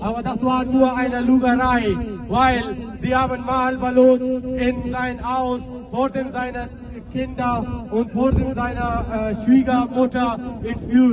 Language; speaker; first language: German; non-native, learner; Baluchi